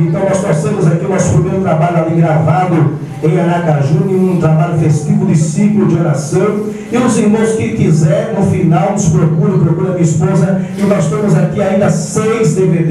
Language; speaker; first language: Portuguese; native; Portuguese